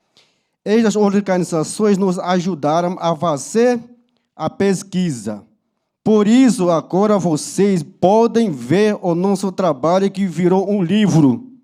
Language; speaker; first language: Portuguese; non-native, local second language; Yanomámi